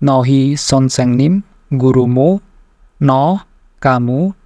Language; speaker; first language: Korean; non-native, fluent; Indonesian